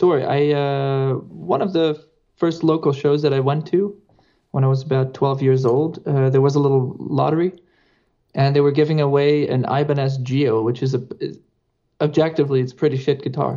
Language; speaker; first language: English; non-native, fluent; Dutch